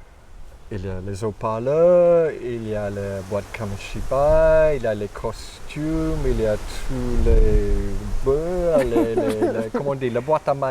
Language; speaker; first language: French; non-native, fluent; English